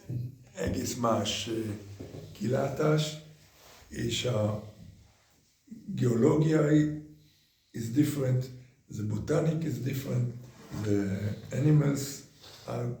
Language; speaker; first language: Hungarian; early bilingual, heritage; Hungarian